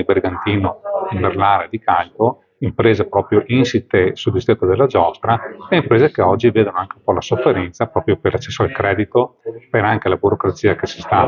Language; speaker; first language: Italian; native; Italian